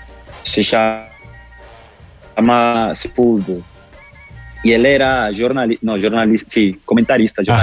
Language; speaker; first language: Portuguese; non-native, local second language; Spanish